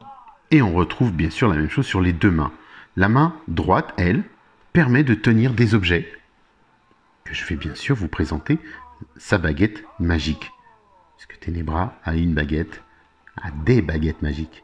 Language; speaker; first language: French; native; French